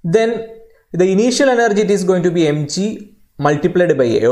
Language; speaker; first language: English; non-native, local second language; Malayalam